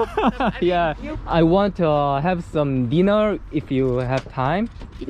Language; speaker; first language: English; non-native, learner; Korean